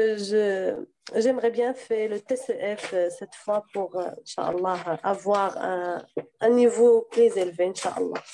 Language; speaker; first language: French; non-native, fluent; Arabic